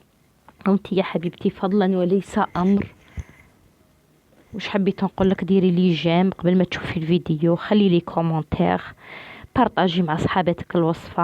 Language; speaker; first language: Arabic; native; Arabic